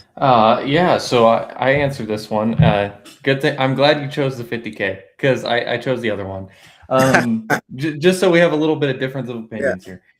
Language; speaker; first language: English; native; English